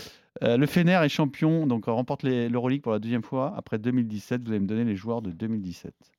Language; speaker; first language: French; native; French